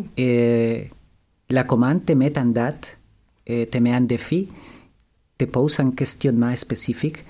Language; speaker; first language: French; non-native, learner; Spanish